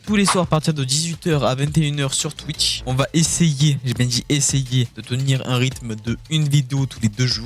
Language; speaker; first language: French; native; French